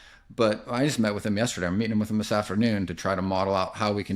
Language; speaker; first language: English; native; English